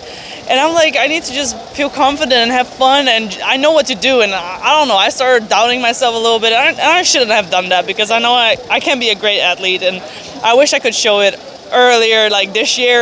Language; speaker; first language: English; non-native, fluent; Dutch